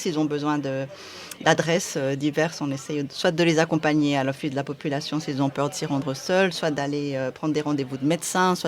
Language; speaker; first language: French; native; French